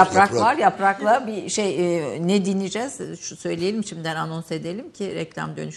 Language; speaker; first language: Turkish; native; Turkish